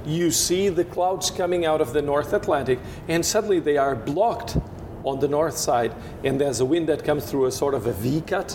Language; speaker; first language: English; non-native, fluent; Portuguese